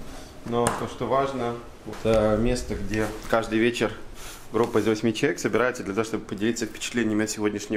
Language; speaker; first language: Russian; native; Russian